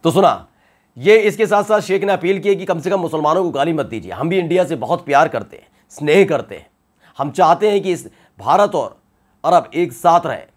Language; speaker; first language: Hindi; native; Hindi